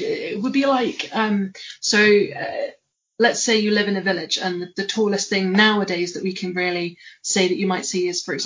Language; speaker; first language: English; native; English